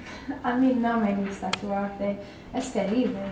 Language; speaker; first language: Spanish; non-native, learner; English